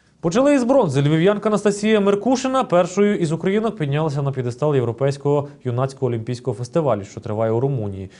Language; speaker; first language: Ukrainian; native; Ukrainian